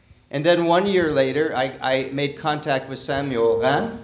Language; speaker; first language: English; native; English